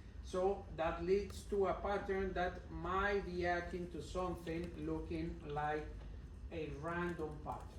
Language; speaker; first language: English; non-native, fluent; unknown